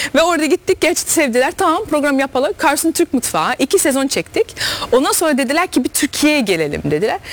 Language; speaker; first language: Turkish; early bilingual, heritage; Dutch